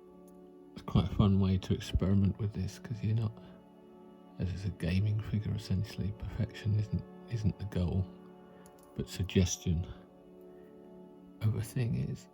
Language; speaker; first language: English; native; English